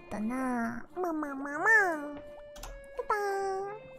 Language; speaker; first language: Japanese; non-native, learner; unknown